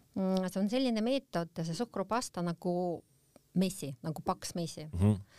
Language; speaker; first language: Estonian; non-native, local second language; Russian